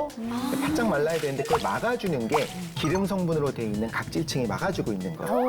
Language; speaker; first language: Korean; native; Korean